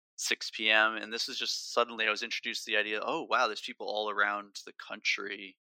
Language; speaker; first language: English; native; English